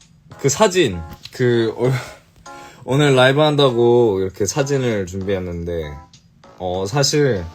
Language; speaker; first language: Korean; early bilingual, heritage; English